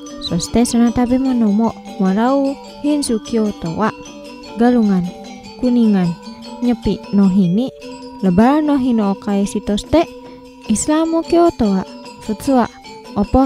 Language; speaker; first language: Japanese; non-native, fluent; Indonesian